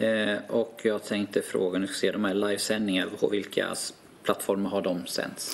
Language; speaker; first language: Swedish; native; Swedish